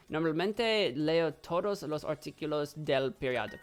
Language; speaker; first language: Spanish; non-native, learner; English